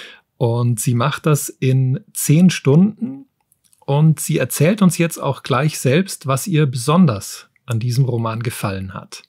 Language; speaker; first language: German; native; German